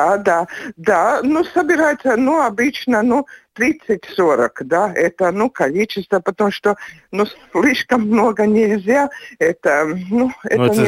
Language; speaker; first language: Russian; non-native, local second language; Latvian